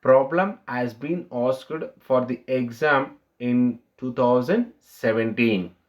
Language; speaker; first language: English; non-native, local second language; Kannada